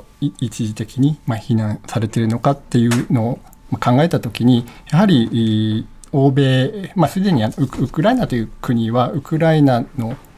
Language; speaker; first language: Japanese; native; Japanese